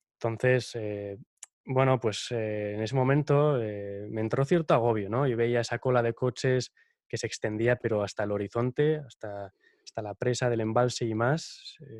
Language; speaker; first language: Spanish; native; Spanish